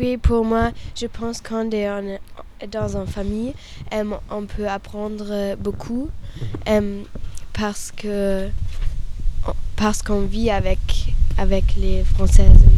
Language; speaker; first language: French; non-native, learner; German